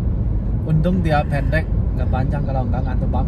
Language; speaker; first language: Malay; non-native, learner; Chinese